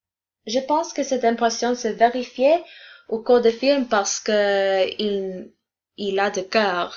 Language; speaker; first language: French; non-native, learner; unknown